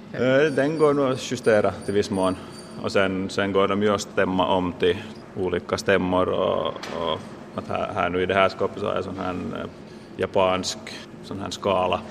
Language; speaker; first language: Swedish; native; Swedish